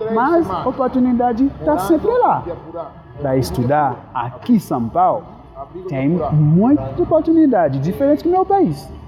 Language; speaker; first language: Portuguese; non-native, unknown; Haitian Creole